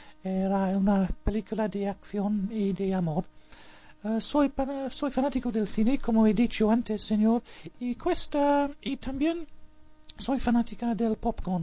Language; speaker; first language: Spanish; non-native, learner; English